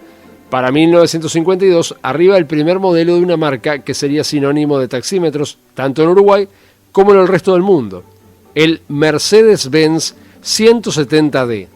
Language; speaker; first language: Spanish; native; Spanish